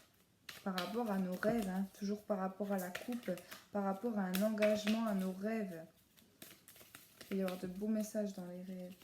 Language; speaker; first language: French; native; French